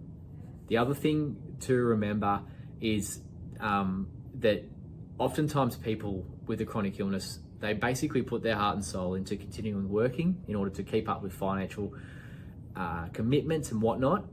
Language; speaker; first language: English; native; English